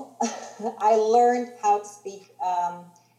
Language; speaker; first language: English; non-native, fluent; Greek